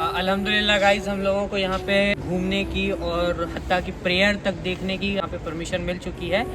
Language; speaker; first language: Hindi; native; Hindi